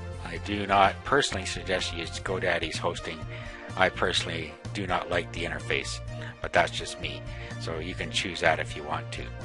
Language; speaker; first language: English; native; English